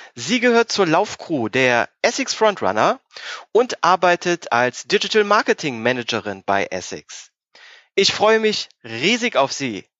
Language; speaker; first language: German; native; German